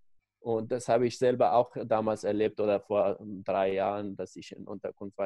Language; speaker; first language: German; non-native, learner; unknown